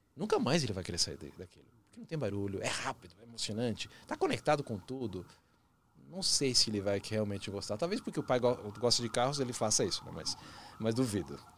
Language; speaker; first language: Portuguese; early bilingual, other home language; Spanish